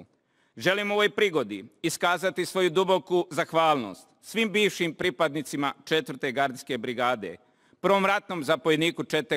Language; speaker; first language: Bosnian; native; Bosnian